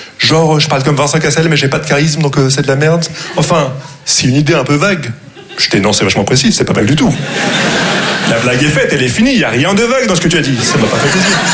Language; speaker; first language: French; non-native, local second language; Arabic